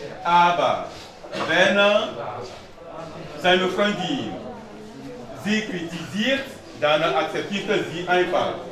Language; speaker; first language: German; non-native, learner; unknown